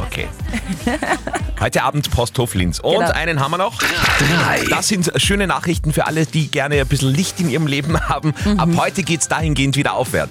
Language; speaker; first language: German; native; German